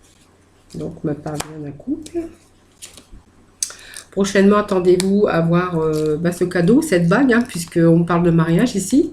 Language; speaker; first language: French; native; French